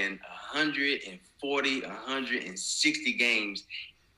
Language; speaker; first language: English; native; English